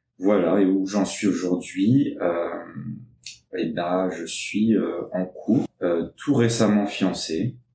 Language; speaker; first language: French; native; French